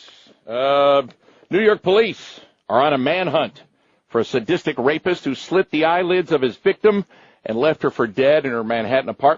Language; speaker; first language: English; native; English